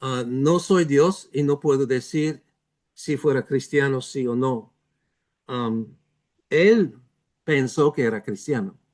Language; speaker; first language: Spanish; non-native, fluent; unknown